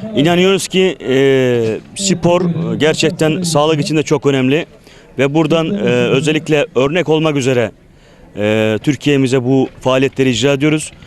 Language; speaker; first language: Turkish; native; Turkish